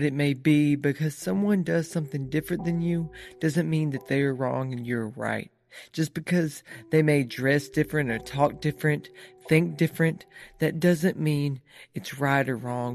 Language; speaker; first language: English; native; English